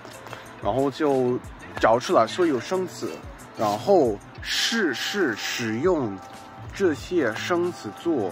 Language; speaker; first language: Chinese; non-native, fluent; English